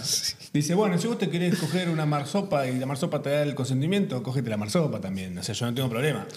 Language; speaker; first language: Spanish; native; Spanish